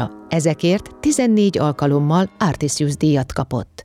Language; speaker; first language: Hungarian; native; Hungarian